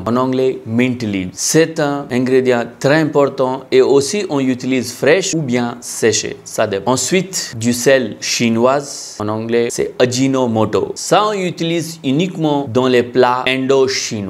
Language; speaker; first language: French; non-native, learner; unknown